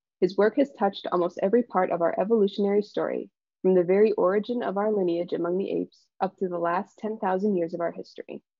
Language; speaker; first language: English; native; English